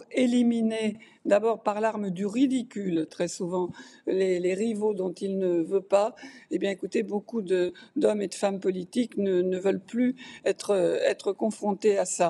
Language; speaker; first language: French; native; French